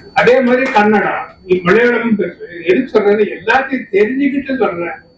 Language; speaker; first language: Tamil; non-native, local second language; Kannada